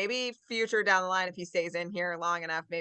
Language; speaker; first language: English; native; English